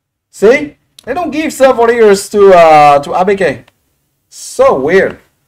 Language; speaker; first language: English; non-native, fluent; French